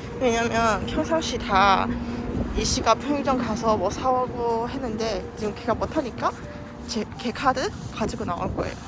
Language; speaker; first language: Korean; non-native, fluent; Chinese